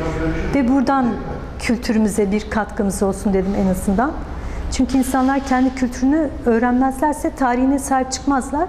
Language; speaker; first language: Turkish; native; Turkish